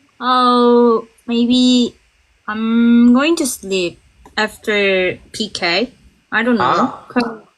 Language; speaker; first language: English; non-native, learner; Korean